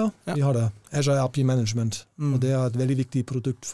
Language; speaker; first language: Norwegian; non-native, fluent; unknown